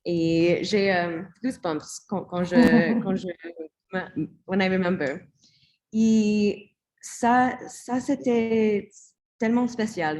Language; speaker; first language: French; non-native, learner; English